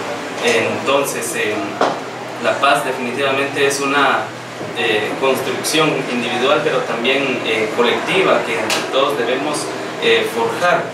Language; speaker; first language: Spanish; native; Spanish